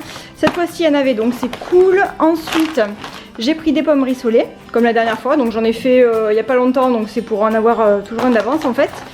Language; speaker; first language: French; native; French